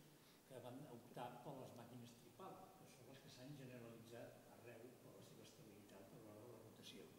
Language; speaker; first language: Catalan; native; Catalan